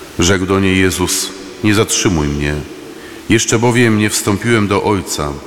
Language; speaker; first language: Polish; native; Polish